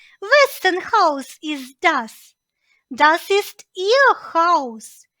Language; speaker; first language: German; non-native, fluent; Ukrainian